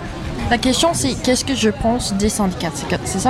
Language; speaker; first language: French; non-native, learner; English